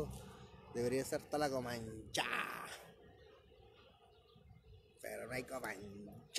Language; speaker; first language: Spanish; native; Spanish